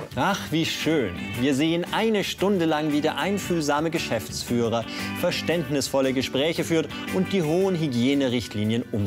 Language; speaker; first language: German; native; German